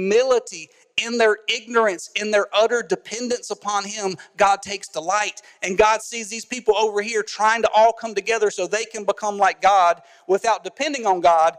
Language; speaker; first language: English; native; English